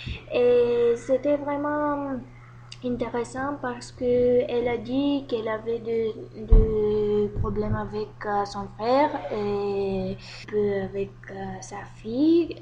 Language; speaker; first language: French; non-native, learner; Bulgarian